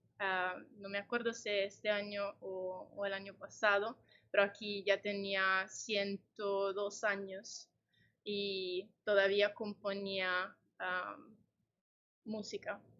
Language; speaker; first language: Spanish; non-native, fluent; Italian